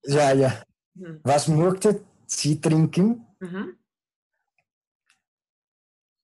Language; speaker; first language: German; non-native, learner; Spanish